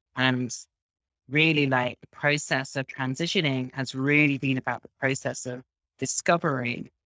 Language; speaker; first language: English; native; English